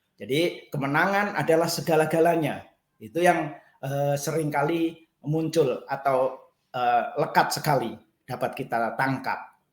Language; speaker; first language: Indonesian; native; Indonesian